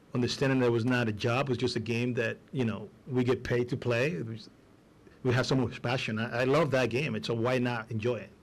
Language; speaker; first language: English; non-native, fluent; Spanish